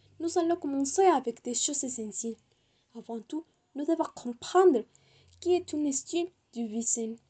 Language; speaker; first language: French; non-native, learner; Spanish